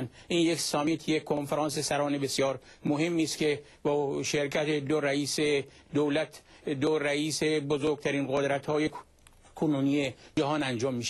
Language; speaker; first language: Persian; native; Persian